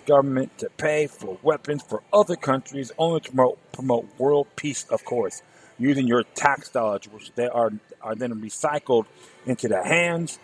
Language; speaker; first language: English; native; English